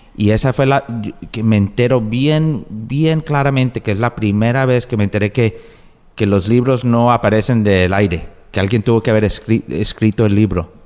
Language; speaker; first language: Spanish; early bilingual, heritage; Spanish